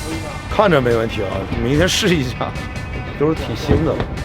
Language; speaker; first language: Chinese; native; Chinese